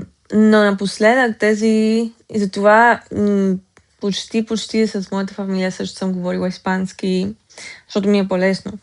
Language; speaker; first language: Bulgarian; early bilingual, heritage; Bulgarian